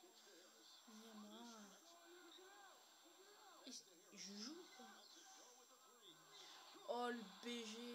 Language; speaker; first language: French; native; French